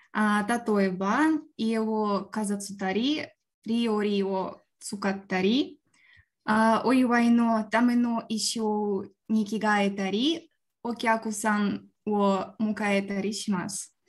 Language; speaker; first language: Japanese; non-native, learner; Russian